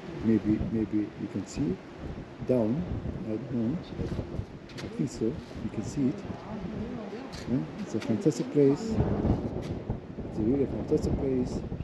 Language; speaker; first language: English; non-native, learner; Turkish